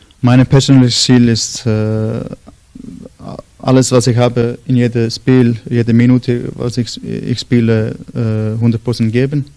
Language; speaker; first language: German; non-native, learner; Icelandic